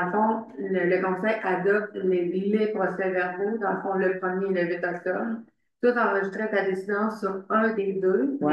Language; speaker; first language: French; native; French